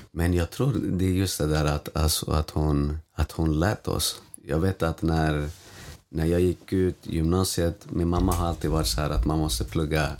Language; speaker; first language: Swedish; native; Swedish